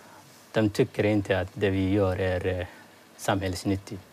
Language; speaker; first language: Swedish; early bilingual, other home language; Somali